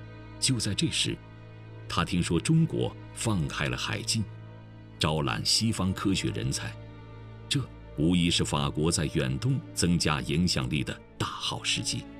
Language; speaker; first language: Chinese; native; Chinese